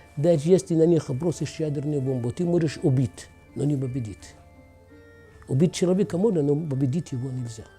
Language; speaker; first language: Russian; non-native, fluent; Arabic